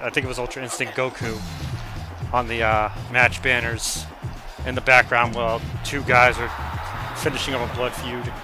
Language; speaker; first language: English; native; English